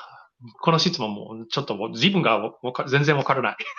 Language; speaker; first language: Japanese; non-native, learner; English